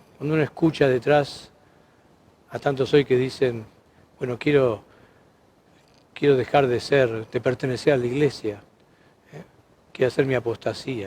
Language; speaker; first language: Spanish; native; Spanish